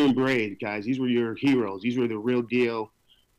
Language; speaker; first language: English; native; English